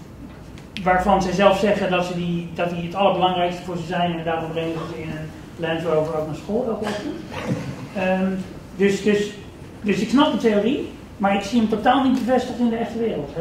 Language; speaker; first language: Dutch; native; Dutch